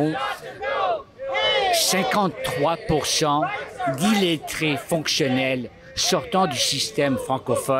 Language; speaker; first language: French; non-native, local second language; English